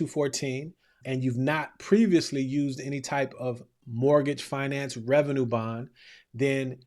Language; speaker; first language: English; native; English